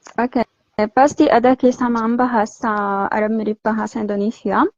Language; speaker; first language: Indonesian; non-native, learner; Arabic